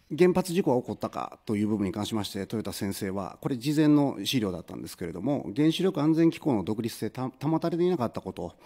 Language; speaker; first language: Japanese; native; Japanese